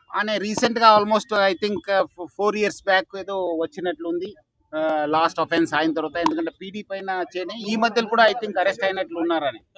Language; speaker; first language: Telugu; non-native, fluent; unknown